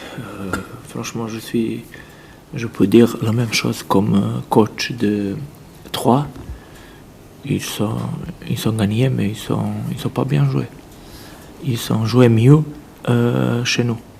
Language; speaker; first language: French; non-native, fluent; Serbian